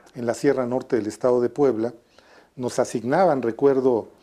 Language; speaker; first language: Spanish; native; Spanish